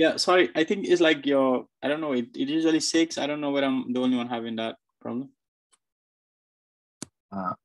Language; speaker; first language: English; non-native, fluent; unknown